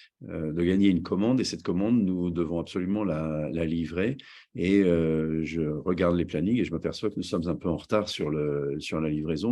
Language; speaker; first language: French; native; French